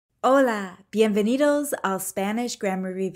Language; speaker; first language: Spanish; non-native, fluent; English